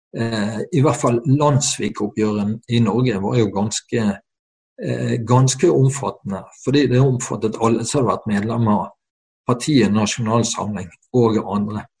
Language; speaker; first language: Norwegian; native; Norwegian